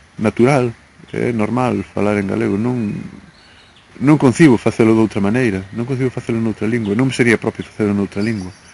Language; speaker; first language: Galician; native; Galician